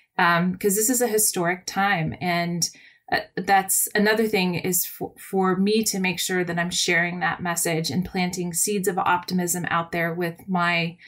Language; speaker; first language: English; native; English